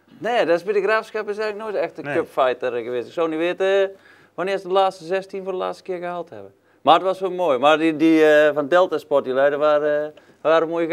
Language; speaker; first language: Dutch; native; Dutch